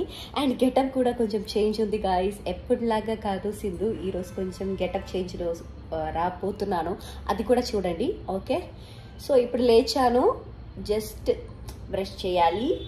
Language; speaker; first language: Telugu; non-native, local second language; Malayalam